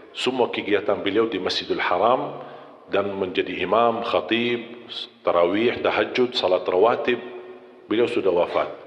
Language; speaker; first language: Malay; non-native, fluent; Arabic